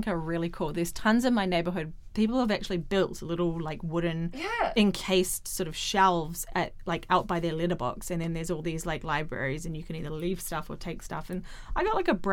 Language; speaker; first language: English; native; English